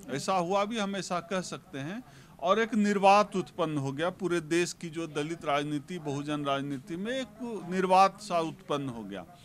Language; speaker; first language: Hindi; native; Hindi